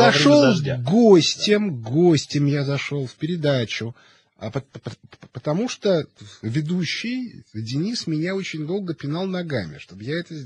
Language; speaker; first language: Russian; native; Russian